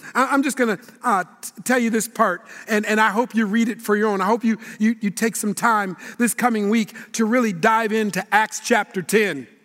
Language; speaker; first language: English; native; English